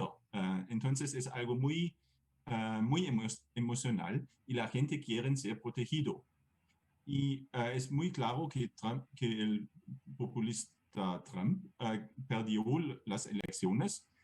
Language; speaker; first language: Spanish; non-native, fluent; German